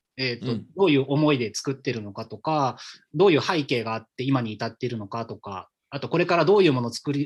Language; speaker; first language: Japanese; native; Japanese